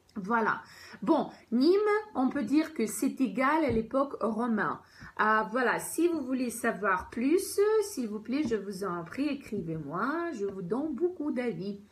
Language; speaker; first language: French; non-native, fluent; Ukrainian